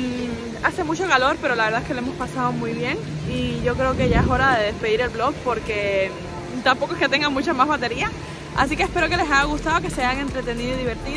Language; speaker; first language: Spanish; native; Spanish